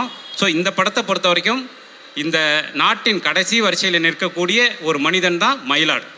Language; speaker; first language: Tamil; native; Tamil